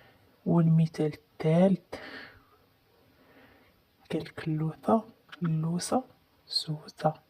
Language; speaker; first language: Arabic; native; Arabic